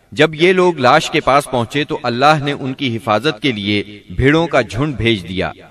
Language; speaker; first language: Urdu; native; Urdu